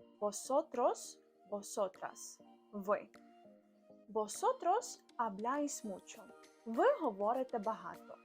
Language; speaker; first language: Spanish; non-native, fluent; Ukrainian